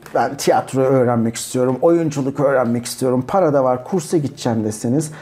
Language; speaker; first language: Turkish; native; Turkish